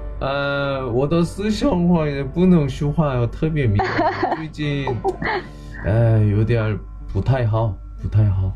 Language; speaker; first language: Chinese; non-native, learner; Korean